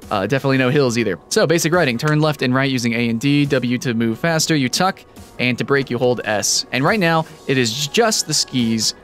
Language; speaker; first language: English; native; English